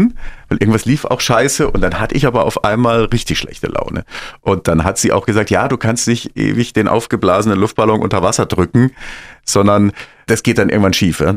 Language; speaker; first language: German; native; German